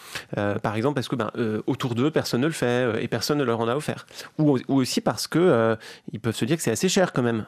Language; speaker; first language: French; native; French